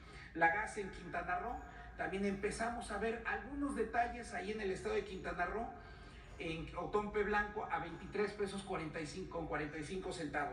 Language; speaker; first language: Spanish; native; Spanish